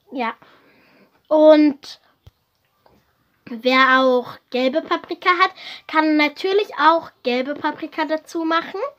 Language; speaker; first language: German; early bilingual, other home language; Arabic